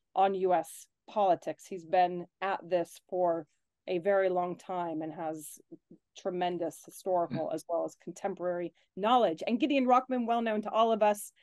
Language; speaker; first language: English; native; English